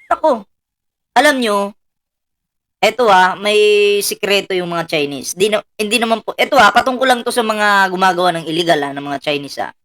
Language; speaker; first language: Filipino; native; Filipino